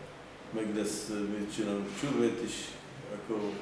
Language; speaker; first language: Hungarian; early bilingual, heritage; Hungarian